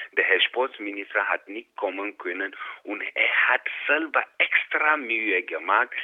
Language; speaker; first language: German; non-native, fluent; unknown